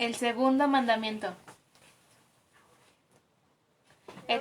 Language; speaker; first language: Spanish; native; Spanish